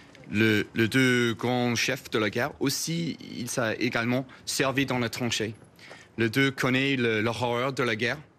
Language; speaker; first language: French; non-native, fluent; English